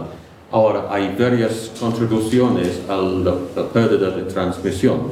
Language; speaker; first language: Spanish; non-native, fluent; English